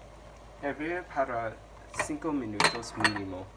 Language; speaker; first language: Spanish; non-native, learner; English